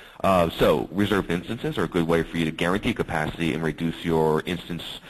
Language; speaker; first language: English; native; English